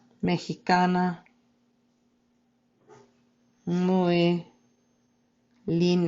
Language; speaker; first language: Spanish; non-native, fluent; English